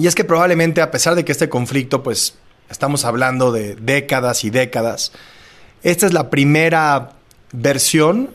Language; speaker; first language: Spanish; native; Spanish